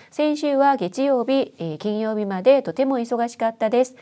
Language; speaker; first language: Japanese; non-native, fluent; Korean